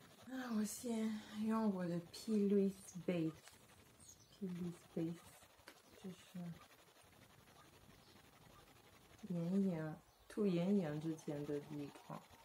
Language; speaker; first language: Chinese; non-native, fluent; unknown